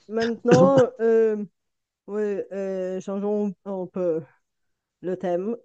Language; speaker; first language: French; non-native, fluent; Bulgarian